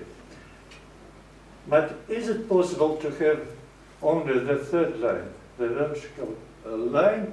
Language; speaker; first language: English; non-native, fluent; Russian